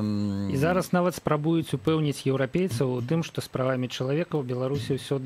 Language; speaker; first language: Belarusian; native; Belarusian